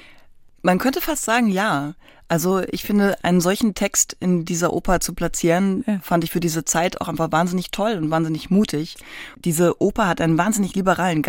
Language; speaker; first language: German; native; German